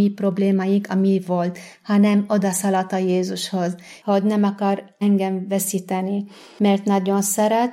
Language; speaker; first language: Hungarian; non-native, fluent; Arabic